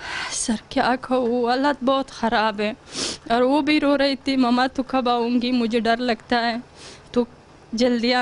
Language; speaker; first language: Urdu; non-native, learner; Pashto